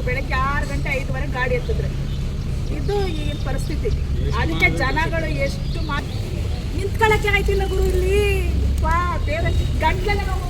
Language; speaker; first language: Kannada; native; Kannada